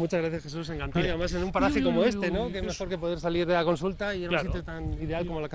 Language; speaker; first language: Spanish; native; Spanish